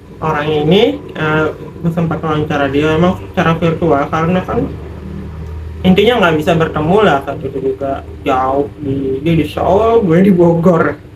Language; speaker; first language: Indonesian; native; Indonesian